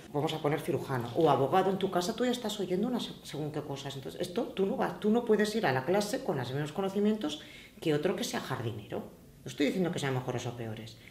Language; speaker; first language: Spanish; native; Spanish